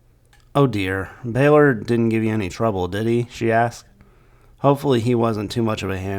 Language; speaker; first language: English; native; English